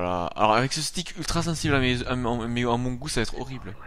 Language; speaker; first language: French; native; French